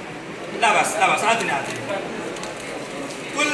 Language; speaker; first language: Arabic; non-native, learner; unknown